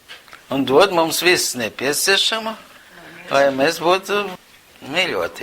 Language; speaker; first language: Latvian; non-native, local second language; Russian